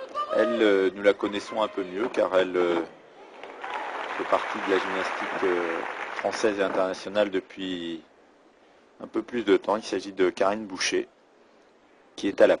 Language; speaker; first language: French; native; French